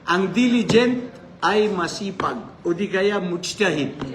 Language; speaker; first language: Filipino; non-native, local second language; Maranao